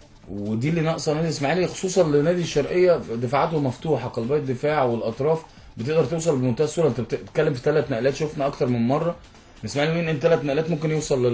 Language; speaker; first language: Arabic; native; Arabic